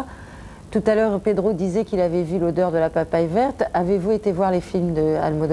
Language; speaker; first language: French; native; French